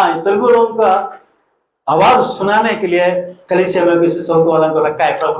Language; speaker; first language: Hindi; non-native, local second language; Telugu